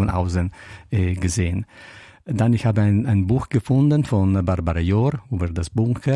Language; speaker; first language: German; non-native, learner; Italian